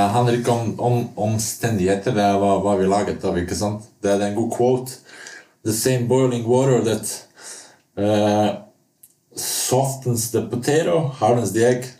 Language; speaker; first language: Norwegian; non-native, fluent; Bosnian